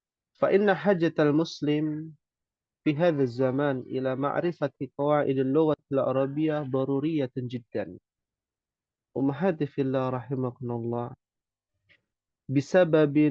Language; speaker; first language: Arabic; non-native, fluent; Indonesian